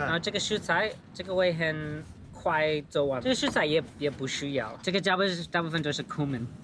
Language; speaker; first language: Chinese; non-native, learner; English